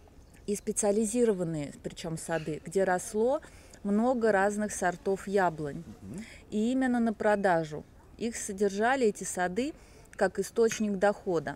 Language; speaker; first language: Russian; native; Russian